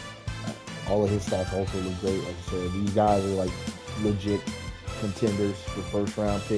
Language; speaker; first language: English; native; English